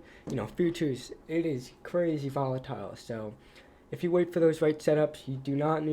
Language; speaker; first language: English; native; English